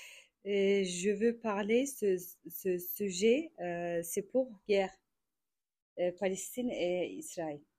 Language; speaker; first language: French; non-native, learner; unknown